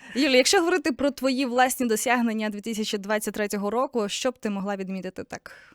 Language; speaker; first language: Ukrainian; native; Ukrainian